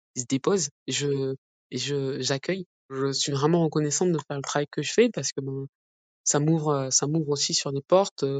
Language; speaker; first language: French; native; French